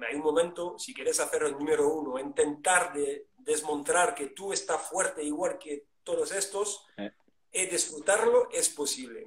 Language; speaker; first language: Spanish; non-native, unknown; French